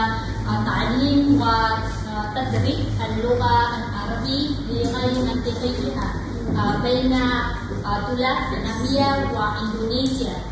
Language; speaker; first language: Arabic; non-native, fluent; Vietnamese